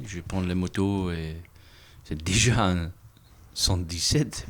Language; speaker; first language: French; non-native, fluent; English